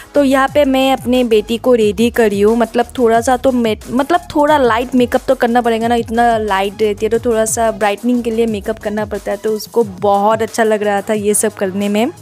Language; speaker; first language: Hindi; non-native, local second language; Assamese